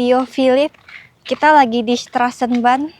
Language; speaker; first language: Indonesian; native; Indonesian